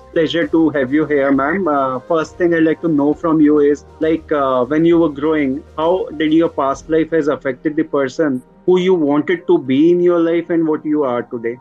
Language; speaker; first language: English; non-native, local second language; Hindi